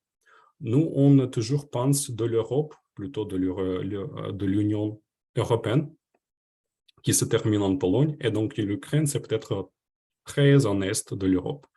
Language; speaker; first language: French; non-native, fluent; Ukrainian